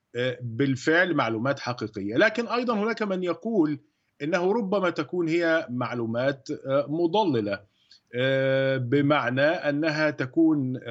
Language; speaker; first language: Arabic; non-native, fluent; Russian